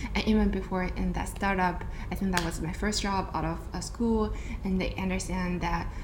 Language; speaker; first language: English; non-native, fluent; Chinese